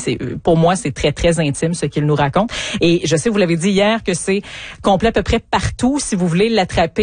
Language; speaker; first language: French; native; French